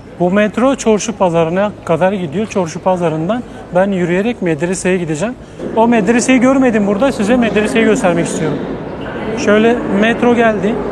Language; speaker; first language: Turkish; native; Turkish